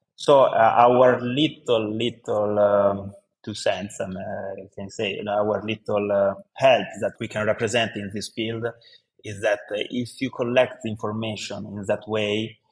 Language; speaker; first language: English; non-native, fluent; Italian